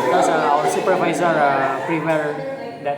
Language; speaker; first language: English; non-native, learner; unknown